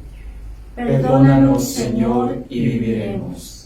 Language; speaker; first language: Spanish; native; Spanish